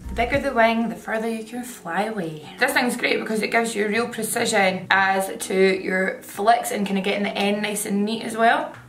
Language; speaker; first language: English; native; English